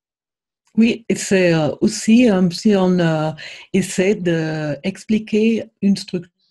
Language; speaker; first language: French; non-native, fluent; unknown